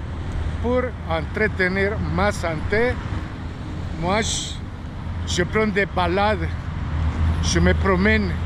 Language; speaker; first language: French; non-native, fluent; Spanish